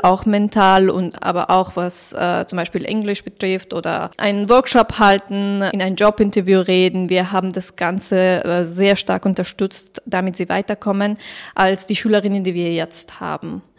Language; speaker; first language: German; non-native, fluent; Persian